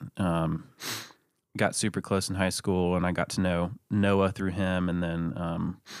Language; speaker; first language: English; native; English